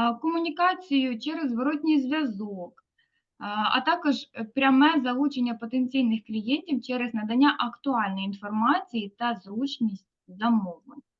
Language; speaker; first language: Ukrainian; native; Ukrainian